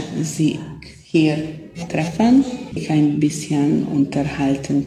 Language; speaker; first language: German; non-native, local second language; Hungarian